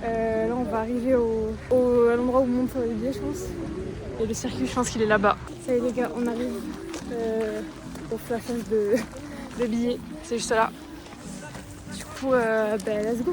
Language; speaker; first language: French; native; French